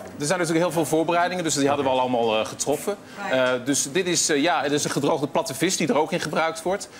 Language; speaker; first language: Dutch; native; Dutch